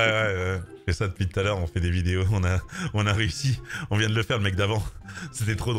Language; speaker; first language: French; native; French